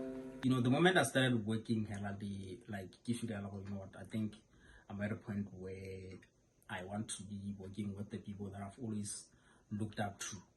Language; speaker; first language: English; non-native, local second language; Tswana